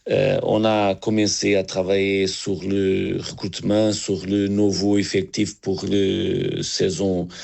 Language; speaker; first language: French; non-native, learner; Portuguese